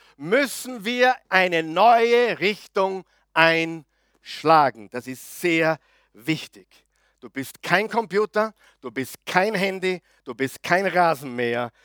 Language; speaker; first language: German; native; German